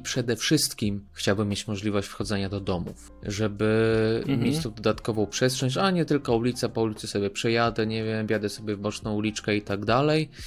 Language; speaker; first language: Polish; native; Polish